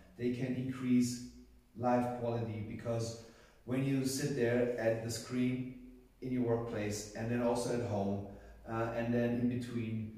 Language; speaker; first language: English; non-native, fluent; German